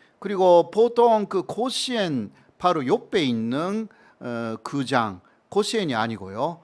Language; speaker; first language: Korean; non-native, fluent; Japanese